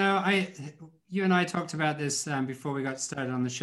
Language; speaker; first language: English; native; English